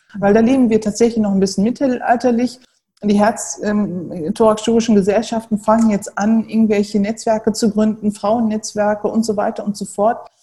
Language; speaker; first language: German; early bilingual, other home language; Turkish